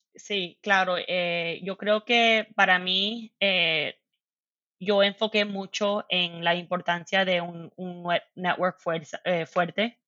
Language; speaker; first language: Spanish; early bilingual, heritage; Spanish